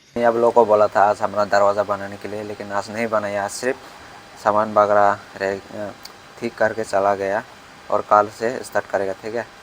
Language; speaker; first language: Hindi; non-native, local second language; Kok Borok